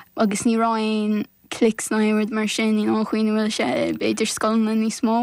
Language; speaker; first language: Irish; native; Irish